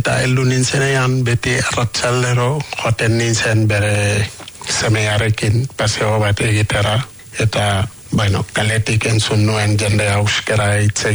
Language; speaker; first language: Basque; non-native, learner; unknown